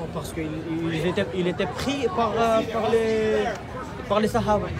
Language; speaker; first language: French; non-native, learner; Arabic